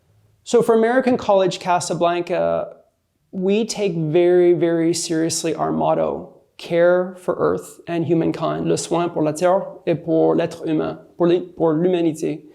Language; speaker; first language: French; non-native, fluent; English